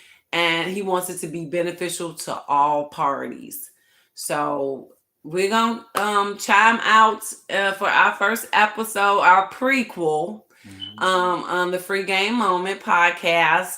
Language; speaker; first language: English; native; English